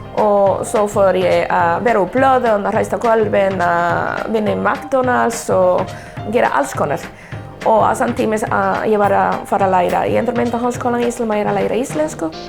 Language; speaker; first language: Icelandic; non-native, fluent; Spanish